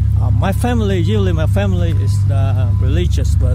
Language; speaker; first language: English; non-native, learner; Vietnamese